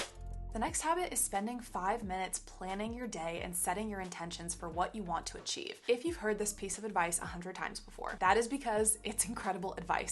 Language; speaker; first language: English; native; English